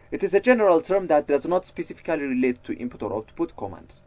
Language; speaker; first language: English; non-native, local second language; Amharic